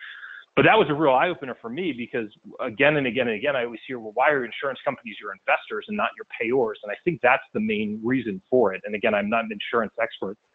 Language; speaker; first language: English; native; English